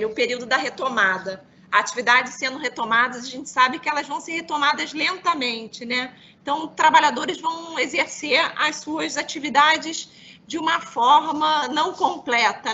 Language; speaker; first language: Portuguese; native; Portuguese